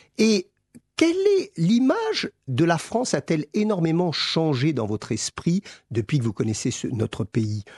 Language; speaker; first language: French; native; French